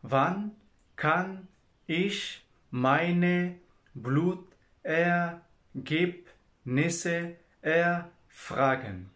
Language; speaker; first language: German; non-native, fluent; Persian